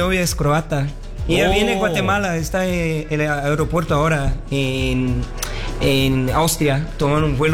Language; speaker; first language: Spanish; non-native, learner; Portuguese